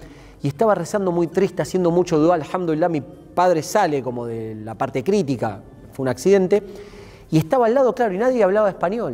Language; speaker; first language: Spanish; native; Spanish